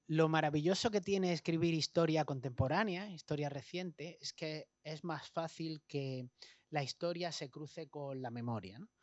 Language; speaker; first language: Spanish; native; Spanish